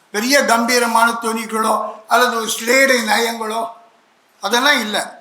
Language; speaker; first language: Tamil; native; Tamil